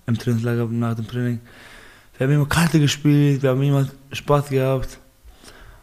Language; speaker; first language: German; non-native, learner; Baluchi